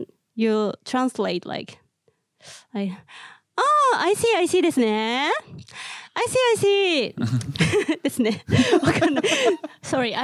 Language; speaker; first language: English; non-native, learner; Japanese